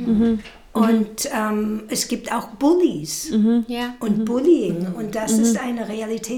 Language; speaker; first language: German; non-native, fluent; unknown